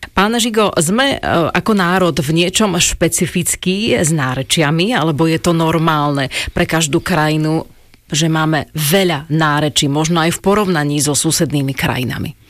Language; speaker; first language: Slovak; native; Slovak